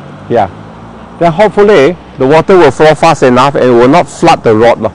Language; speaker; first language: English; non-native, local second language; Chinese